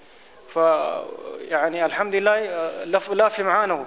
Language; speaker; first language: Arabic; native; Arabic